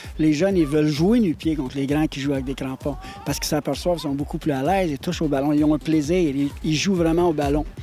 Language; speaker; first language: French; native; French